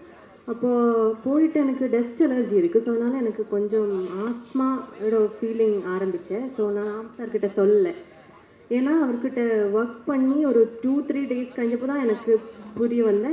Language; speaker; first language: Tamil; non-native, learner; Malayalam